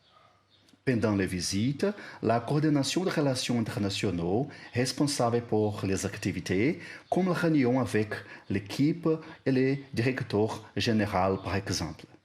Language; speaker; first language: French; non-native, learner; Portuguese